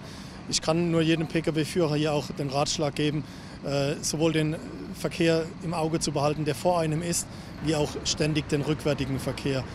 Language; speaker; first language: German; native; German